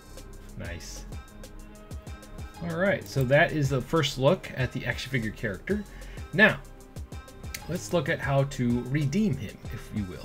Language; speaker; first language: English; native; English